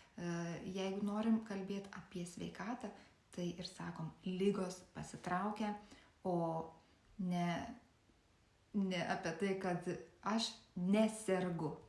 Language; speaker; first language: Lithuanian; native; Lithuanian